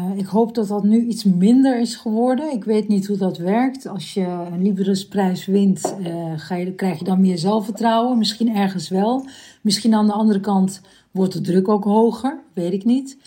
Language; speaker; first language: Dutch; early bilingual, other home language; Turkish